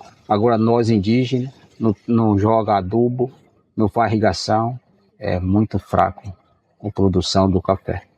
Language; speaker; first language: Portuguese; non-native, local second language; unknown